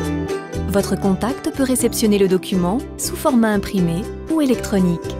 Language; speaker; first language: French; native; French